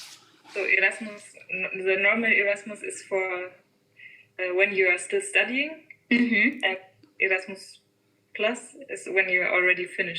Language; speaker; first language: English; non-native, fluent; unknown